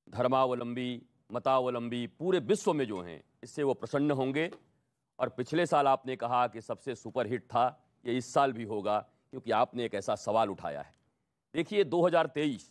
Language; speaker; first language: Hindi; native; Hindi